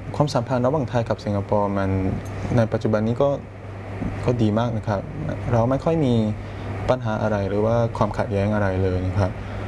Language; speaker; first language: Thai; non-native, fluent; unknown